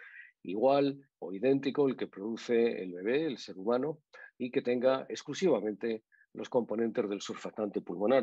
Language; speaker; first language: Spanish; native; Spanish